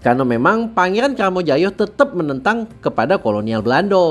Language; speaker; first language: Indonesian; native; Indonesian